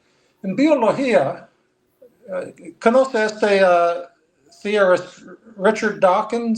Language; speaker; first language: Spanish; non-native, learner; English